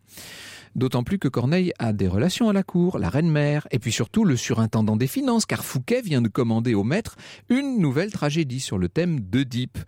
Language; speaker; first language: French; native; French